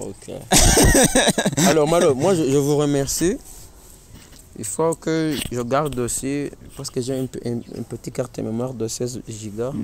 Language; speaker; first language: French; non-native, learner; Rundi